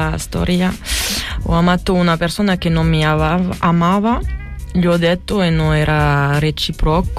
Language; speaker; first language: Italian; non-native, learner; French